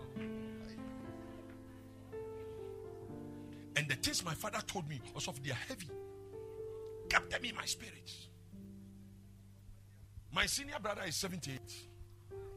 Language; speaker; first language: English; non-native, local second language; Akan